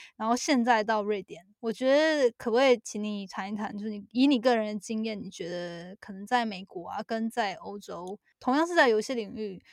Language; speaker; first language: Chinese; native; Chinese